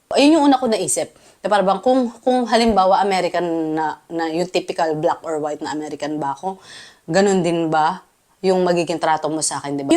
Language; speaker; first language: Filipino; native; Filipino